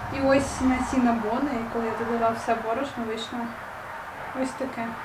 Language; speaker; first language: Ukrainian; native; Ukrainian